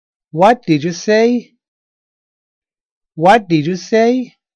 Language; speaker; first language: English; non-native, fluent; Persian